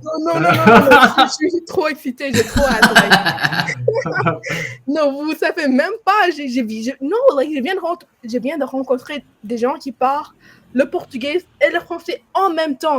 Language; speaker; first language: French; non-native, fluent; English